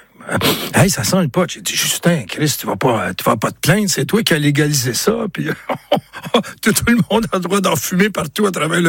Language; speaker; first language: French; native; French